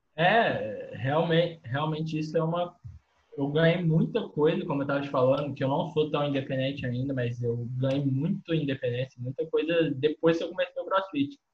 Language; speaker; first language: Portuguese; native; Portuguese